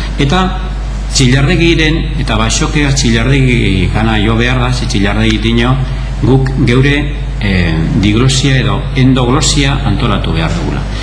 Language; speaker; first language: Basque; native; Basque